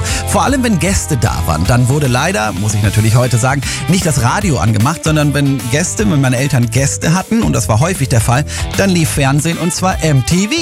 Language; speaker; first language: German; native; German